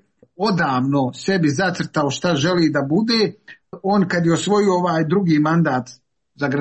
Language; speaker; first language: Serbian; native; Serbian